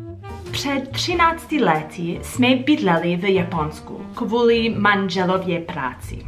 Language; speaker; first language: Czech; non-native, learner; English